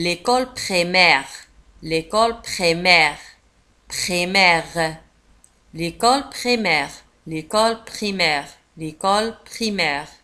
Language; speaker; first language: French; non-native, local second language; Arabic